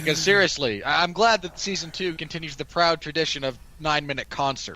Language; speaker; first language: English; native; English